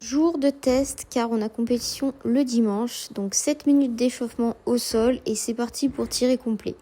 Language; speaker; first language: French; native; French